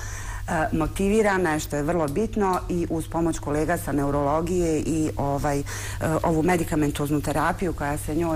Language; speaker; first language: Bosnian; native; Bosnian